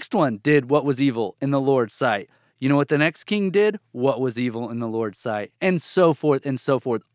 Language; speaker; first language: English; native; English